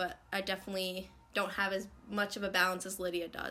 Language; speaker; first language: English; native; English